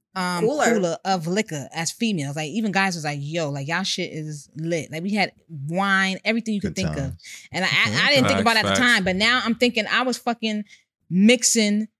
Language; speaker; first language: English; native; English